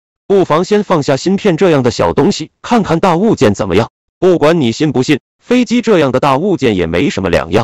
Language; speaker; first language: Chinese; native; Chinese